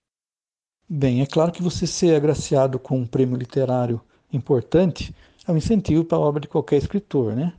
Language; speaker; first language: Portuguese; native; Portuguese